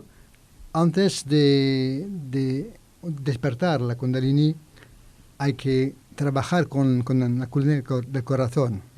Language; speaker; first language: Spanish; non-native, learner; French